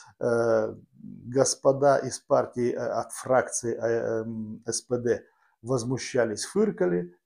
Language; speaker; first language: Russian; native; Russian